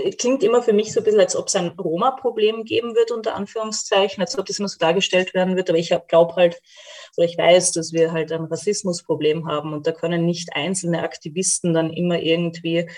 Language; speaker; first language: German; native; German